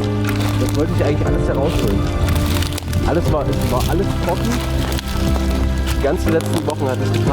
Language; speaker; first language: German; native; German